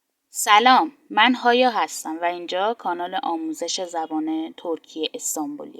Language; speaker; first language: Persian; native; Persian